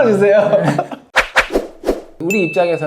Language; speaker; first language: Korean; native; Korean